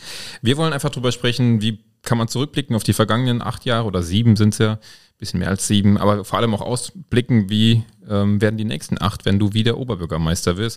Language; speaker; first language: German; native; German